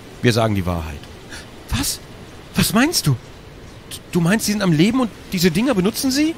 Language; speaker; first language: German; native; German